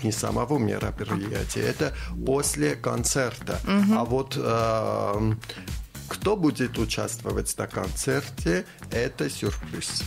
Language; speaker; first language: Russian; non-native, fluent; Armenian